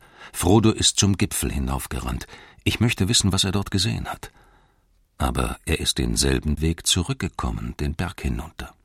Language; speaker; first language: German; native; German